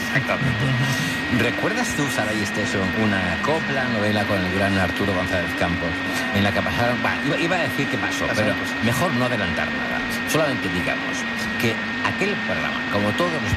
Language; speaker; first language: Spanish; native; Spanish